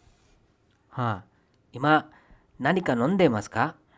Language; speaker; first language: Japanese; non-native, fluent; Kannada